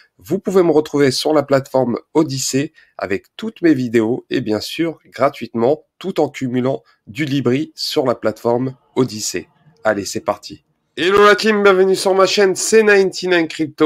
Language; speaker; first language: French; native; French